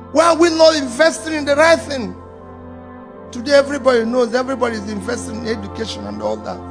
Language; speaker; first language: English; non-native, local second language; Igbo